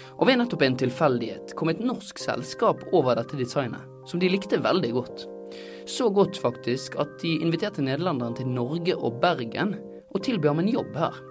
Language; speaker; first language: Norwegian; native; Norwegian